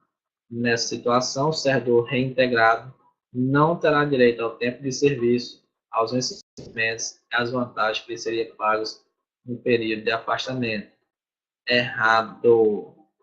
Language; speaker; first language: Portuguese; native; Portuguese